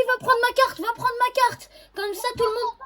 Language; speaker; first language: French; native; French